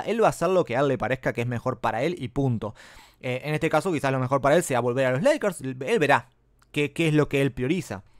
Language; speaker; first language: Spanish; native; Spanish